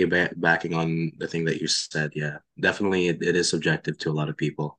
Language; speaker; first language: English; non-native, local second language; Filipino